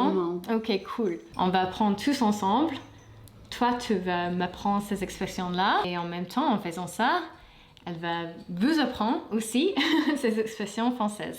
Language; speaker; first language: French; non-native, fluent; English